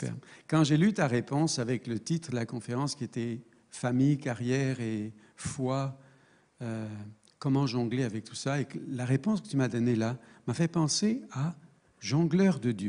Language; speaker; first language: French; native; French